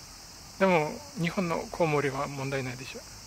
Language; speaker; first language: Japanese; non-native, fluent; Russian